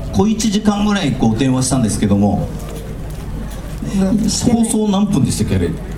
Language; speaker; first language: Japanese; native; Japanese